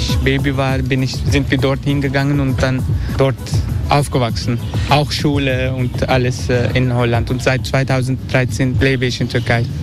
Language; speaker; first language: German; non-native, fluent; Turkish